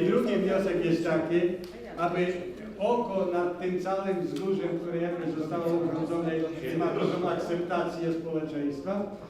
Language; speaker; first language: Polish; native; Polish